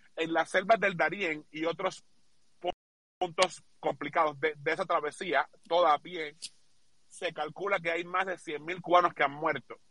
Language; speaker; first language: Spanish; native; Spanish